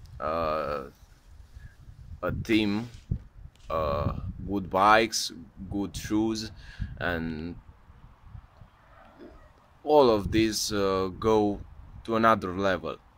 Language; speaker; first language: English; non-native, learner; Romanian